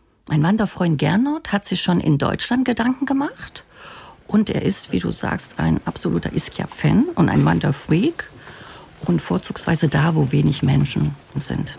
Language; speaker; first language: German; native; German